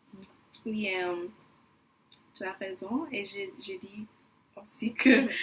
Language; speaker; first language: French; non-native, learner; English